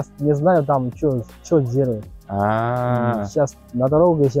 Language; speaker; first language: Russian; non-native, learner; Chinese